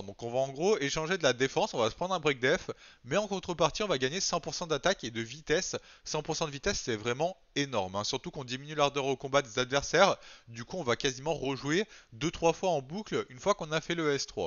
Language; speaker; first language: French; native; French